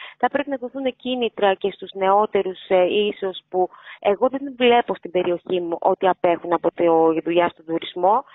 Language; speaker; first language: Greek; native; Greek